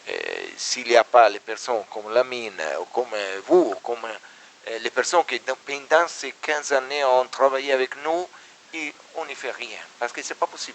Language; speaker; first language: French; non-native, learner; Italian